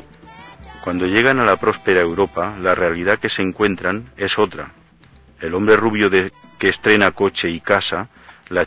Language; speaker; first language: Spanish; native; Spanish